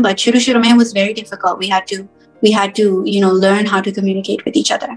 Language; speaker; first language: English; early bilingual, other home language; Hindi